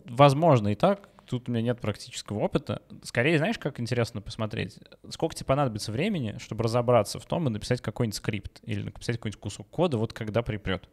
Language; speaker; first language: Russian; native; Russian